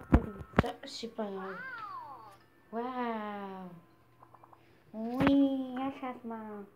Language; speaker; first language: French; native; French